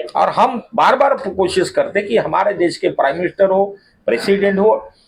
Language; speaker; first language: Hindi; non-native, local second language; Marathi